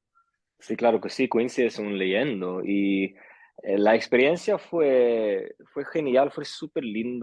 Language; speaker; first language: Spanish; early bilingual, heritage; Swedish